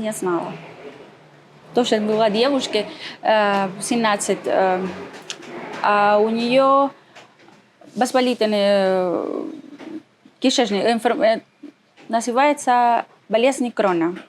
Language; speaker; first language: Russian; non-native, learner; Spanish